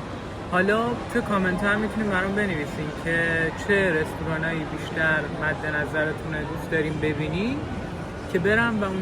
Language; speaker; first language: Persian; native; Persian